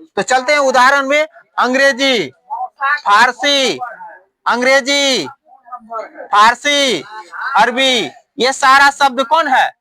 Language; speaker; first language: Hindi; native; Hindi